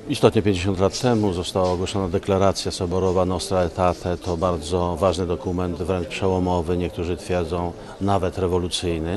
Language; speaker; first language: Polish; native; Polish